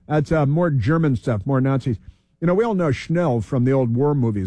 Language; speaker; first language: English; native; English